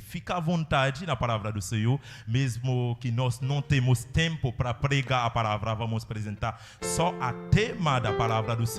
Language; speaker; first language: Portuguese; non-native, learner; Haitian Creole